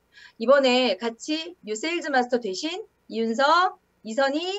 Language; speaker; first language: Korean; native; Korean